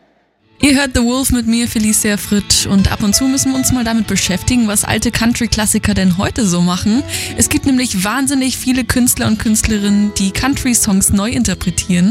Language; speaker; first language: German; native; German